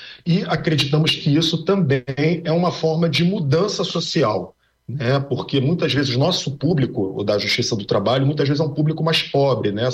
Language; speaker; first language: Portuguese; native; Portuguese